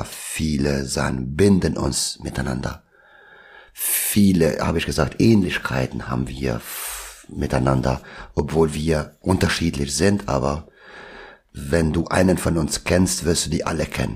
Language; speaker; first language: German; non-native, local second language; Albanian